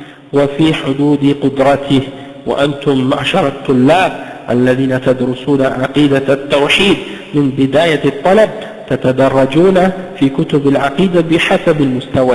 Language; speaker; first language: Arabic; non-native, fluent; French